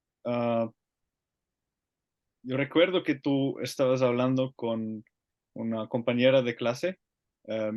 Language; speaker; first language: Spanish; non-native, learner; Finnish